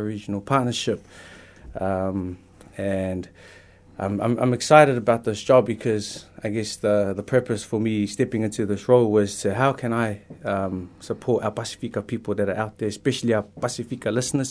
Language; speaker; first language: English; native; English